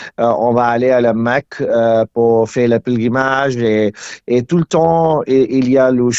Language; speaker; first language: French; non-native, learner; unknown